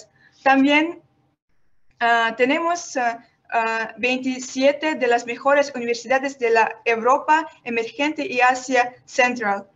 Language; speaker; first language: Spanish; non-native, learner; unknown